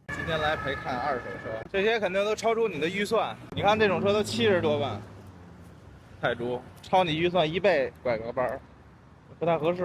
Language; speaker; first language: Chinese; native; Chinese